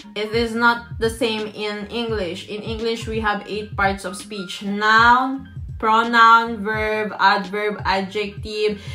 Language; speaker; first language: English; non-native, local second language; Filipino